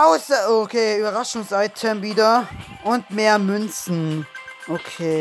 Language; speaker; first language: German; native; German